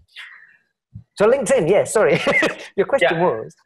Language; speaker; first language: English; native; English